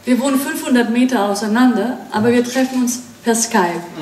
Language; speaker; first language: German; non-native, fluent; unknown